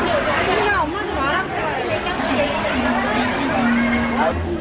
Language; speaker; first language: Korean; non-native, learner; Vietnamese